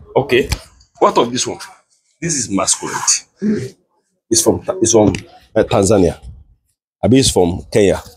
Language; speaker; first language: English; non-native, local second language; Yoruba